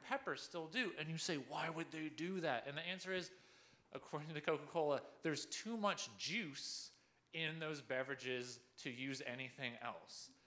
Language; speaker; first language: English; native; English